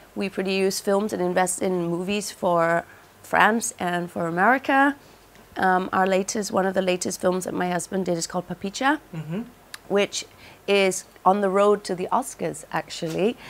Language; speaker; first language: English; non-native, fluent; Thai